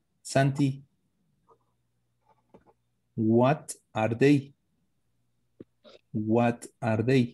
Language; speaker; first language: English; non-native, learner; Spanish